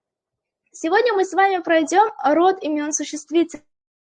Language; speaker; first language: Russian; non-native, local second language; Uzbek